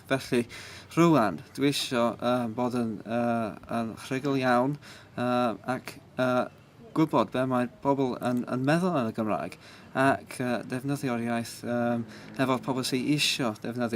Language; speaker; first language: Welsh; non-native, learner; English